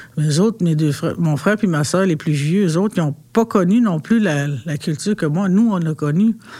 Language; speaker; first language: French; non-native, local second language; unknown